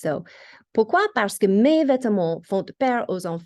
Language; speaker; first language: French; non-native, fluent; English